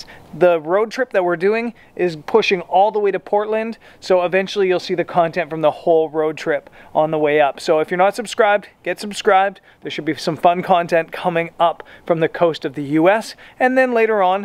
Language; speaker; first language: English; native; English